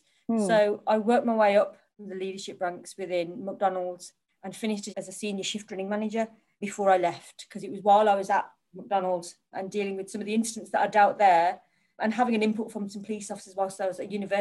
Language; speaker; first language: English; native; English